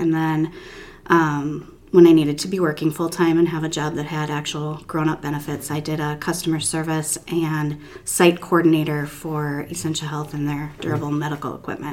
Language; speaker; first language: English; native; English